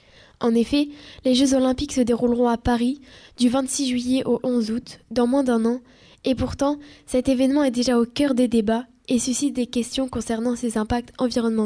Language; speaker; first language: French; native; French